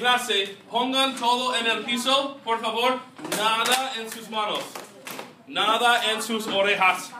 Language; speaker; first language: Spanish; non-native, fluent; English